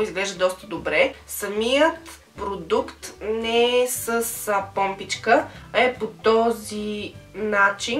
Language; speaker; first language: Bulgarian; native; Bulgarian